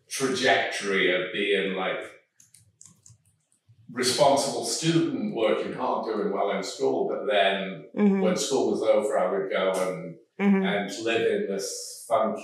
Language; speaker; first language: English; native; English